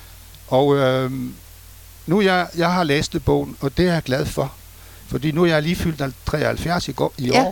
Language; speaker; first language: Danish; non-native, fluent; French